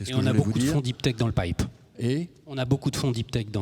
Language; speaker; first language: French; native; French